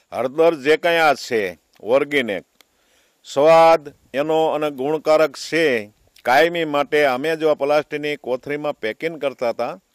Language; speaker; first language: Gujarati; native; Gujarati